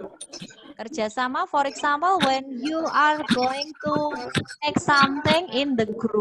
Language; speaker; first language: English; non-native, fluent; Indonesian